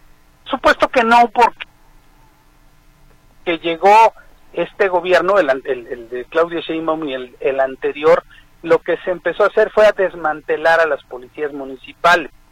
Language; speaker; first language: Spanish; native; Spanish